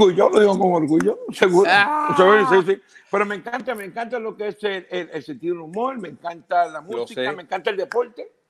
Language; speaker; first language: Spanish; early bilingual, heritage; Spanish